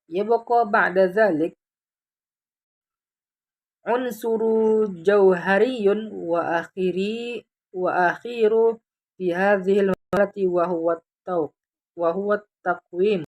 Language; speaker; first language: Arabic; non-native, fluent; Indonesian